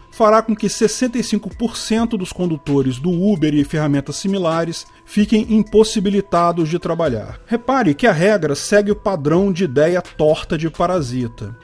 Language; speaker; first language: Portuguese; native; Portuguese